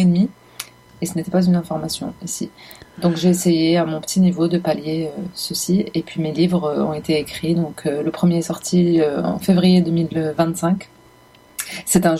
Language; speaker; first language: French; non-native, local second language; Arabic